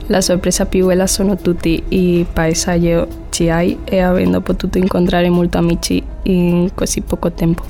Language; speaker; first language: Italian; non-native, learner; Spanish